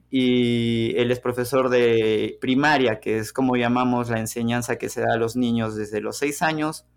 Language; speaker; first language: Spanish; native; Spanish